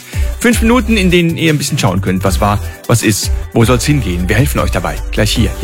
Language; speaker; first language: German; native; German